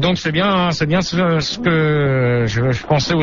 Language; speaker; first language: French; native; French